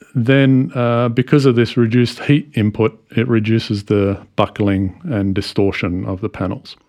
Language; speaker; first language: English; native; English